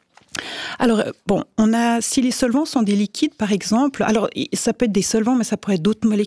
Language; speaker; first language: French; native; French